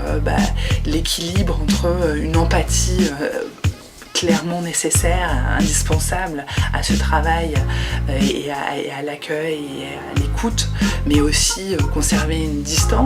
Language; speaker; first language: French; native; French